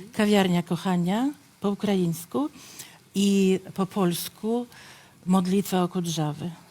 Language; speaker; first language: Polish; non-native, fluent; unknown